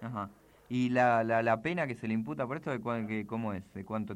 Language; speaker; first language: Spanish; native; Spanish